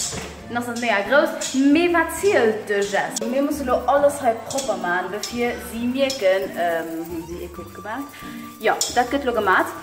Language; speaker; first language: German; non-native, learner; Luxembourgish